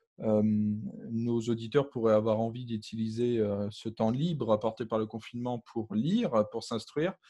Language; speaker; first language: French; native; French